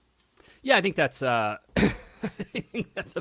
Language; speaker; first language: English; native; English